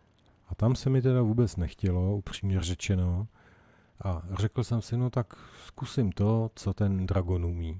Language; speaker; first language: Czech; native; Czech